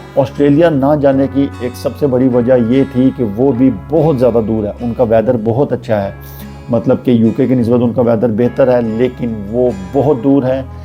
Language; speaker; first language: Urdu; non-native, local second language; Punjabi